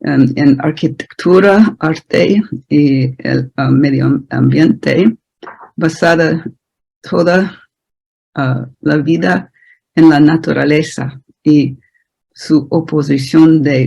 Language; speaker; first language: Spanish; non-native, fluent; English